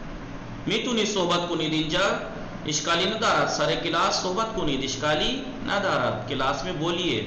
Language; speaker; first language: Persian; non-native, fluent; Urdu